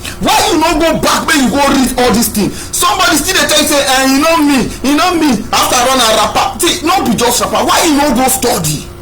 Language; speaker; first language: Nigerian Pidgin; non-native, local second language; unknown